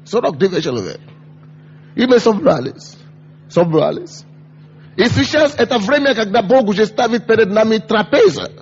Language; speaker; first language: Russian; non-native, fluent; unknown